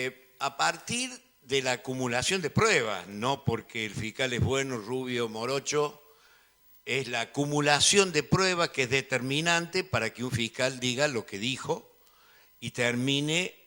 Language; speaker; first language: Spanish; native; Spanish